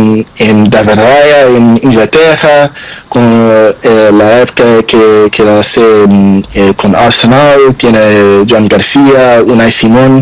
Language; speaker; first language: Spanish; non-native, learner; Portuguese